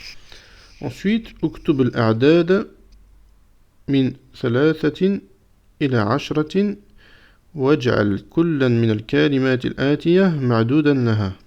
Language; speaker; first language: Arabic; non-native, fluent; French